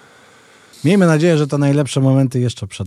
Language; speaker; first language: Polish; native; Polish